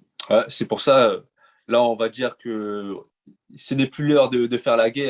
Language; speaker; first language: French; native; French